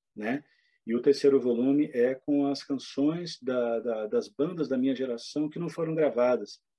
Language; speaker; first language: Portuguese; native; Portuguese